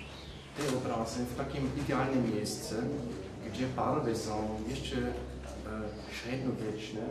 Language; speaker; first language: Polish; non-native, fluent; German